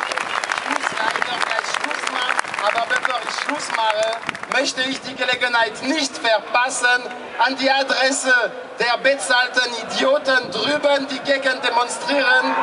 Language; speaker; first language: German; non-native, fluent; French